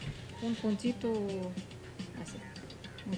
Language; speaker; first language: Spanish; non-native, fluent; Russian